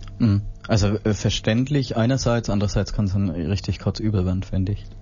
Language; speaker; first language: German; native; German